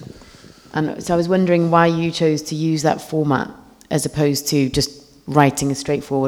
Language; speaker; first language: English; native; English